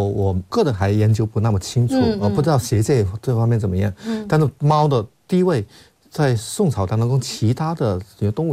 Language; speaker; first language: Chinese; native; Chinese